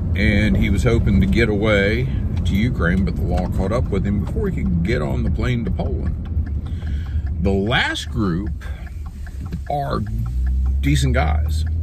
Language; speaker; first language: English; native; English